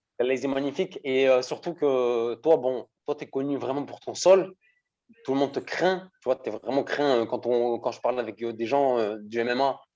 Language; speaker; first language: French; native; French